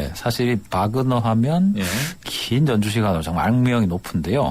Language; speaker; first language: Korean; native; Korean